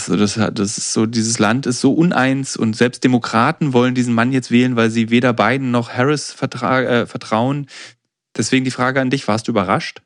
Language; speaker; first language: German; native; German